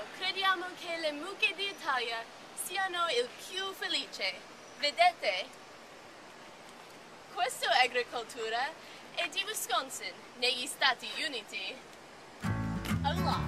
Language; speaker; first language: Italian; non-native, learner; English